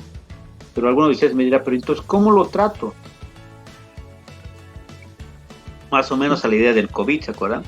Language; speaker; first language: Spanish; native; Spanish